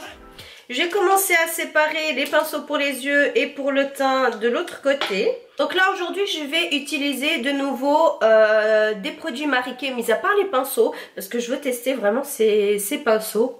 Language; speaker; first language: French; native; French